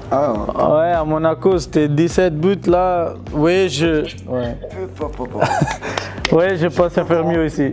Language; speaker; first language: French; non-native, fluent; Portuguese